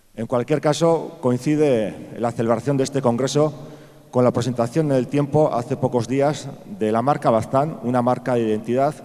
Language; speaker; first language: Spanish; non-native, local second language; Basque